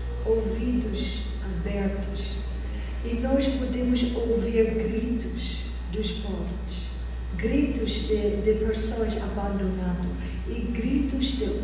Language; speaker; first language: Portuguese; non-native, fluent; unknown